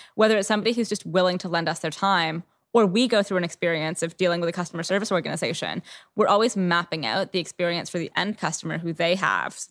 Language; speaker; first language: English; native; English